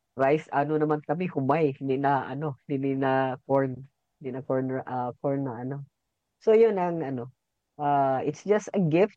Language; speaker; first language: Filipino; non-native, local second language; Cebuano